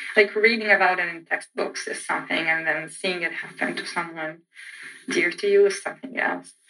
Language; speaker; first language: English; non-native, fluent; Arabic